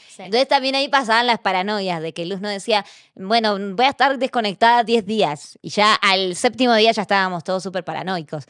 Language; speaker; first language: Spanish; native; Spanish